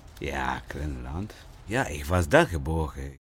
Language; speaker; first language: Dutch; non-native, learner; Rundi